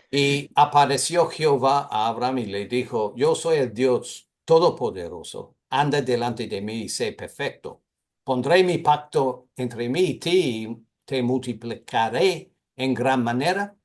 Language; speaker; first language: Spanish; non-native, fluent; English